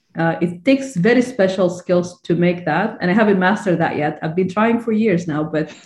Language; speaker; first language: English; non-native, fluent; Arabic